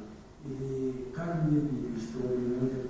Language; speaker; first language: Russian; non-native, learner; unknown